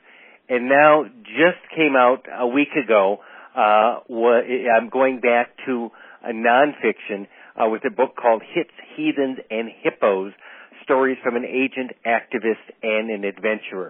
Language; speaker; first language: English; native; English